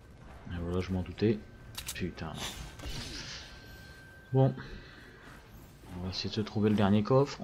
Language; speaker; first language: French; native; French